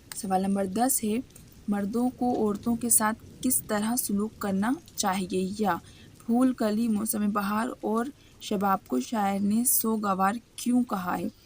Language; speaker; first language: Urdu; native; Urdu